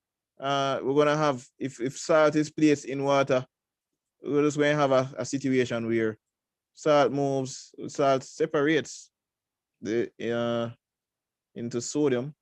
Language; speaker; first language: English; native; English